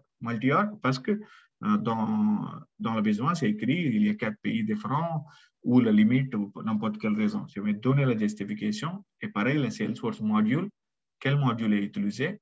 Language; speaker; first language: French; non-native, learner; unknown